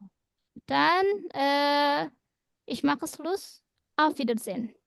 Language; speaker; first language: German; non-native, fluent; Indonesian